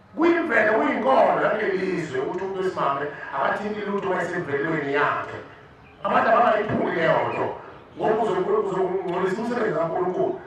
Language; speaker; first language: Zulu; native; Zulu